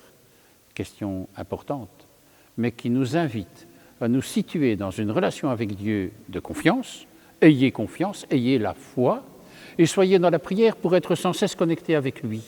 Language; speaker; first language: French; native; French